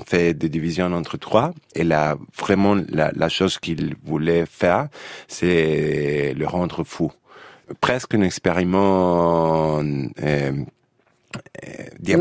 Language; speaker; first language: French; non-native, fluent; Spanish